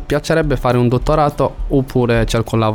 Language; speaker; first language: Italian; non-native, learner; Arabic